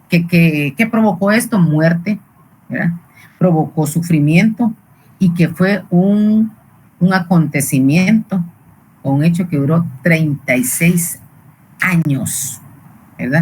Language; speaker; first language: Spanish; native; Spanish